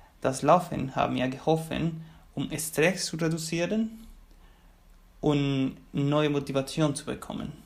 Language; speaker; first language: German; non-native, learner; Spanish